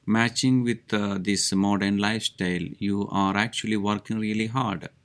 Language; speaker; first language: English; non-native, local second language; Malayalam